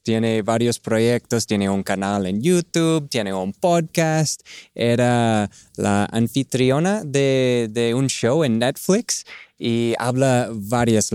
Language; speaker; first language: Spanish; non-native, fluent; English